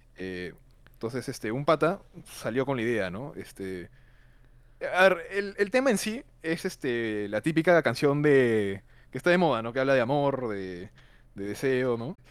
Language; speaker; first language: Spanish; native; Spanish